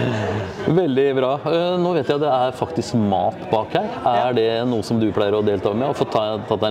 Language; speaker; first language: Norwegian; native; Norwegian